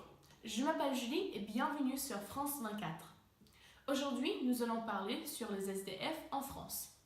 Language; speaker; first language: French; non-native, learner; Danish